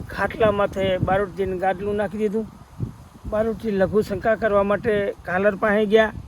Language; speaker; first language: Gujarati; native; Gujarati